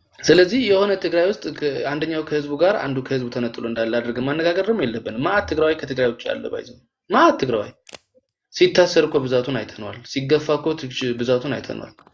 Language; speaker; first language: Amharic; non-native, local second language; Tigrinya